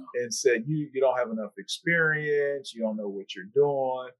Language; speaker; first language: English; native; English